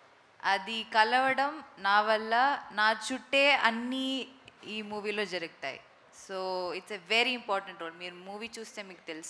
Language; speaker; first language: Telugu; non-native, fluent; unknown